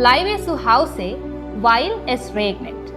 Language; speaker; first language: German; non-native, fluent; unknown